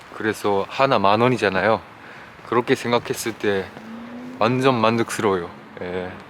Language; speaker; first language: Korean; non-native, fluent; Japanese